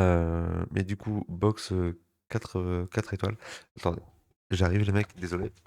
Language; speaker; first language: French; native; French